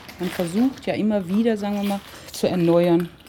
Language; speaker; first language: German; native; German